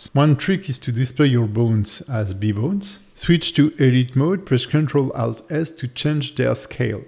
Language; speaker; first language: English; non-native, fluent; French